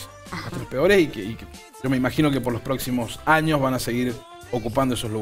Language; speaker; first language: Spanish; native; Spanish